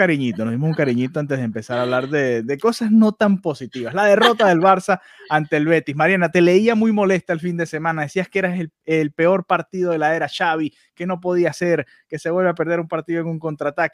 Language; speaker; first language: Spanish; native; Spanish